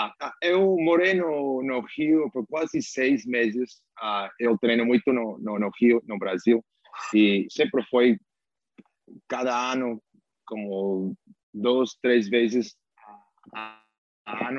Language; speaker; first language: Portuguese; non-native, learner; English